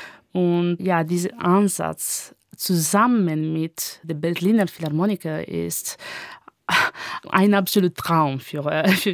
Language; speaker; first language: German; non-native, learner; Italian